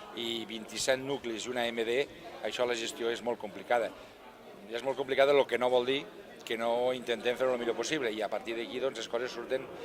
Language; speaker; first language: Catalan; native; Catalan